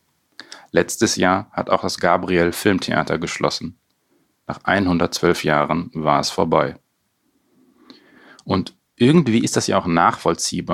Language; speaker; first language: German; native; German